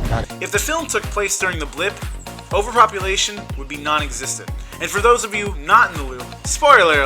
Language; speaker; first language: English; native; English